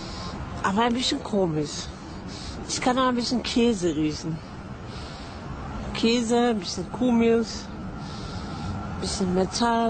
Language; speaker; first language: German; non-native, fluent; Norwegian